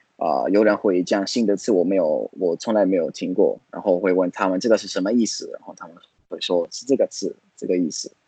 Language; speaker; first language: Chinese; non-native, fluent; Italian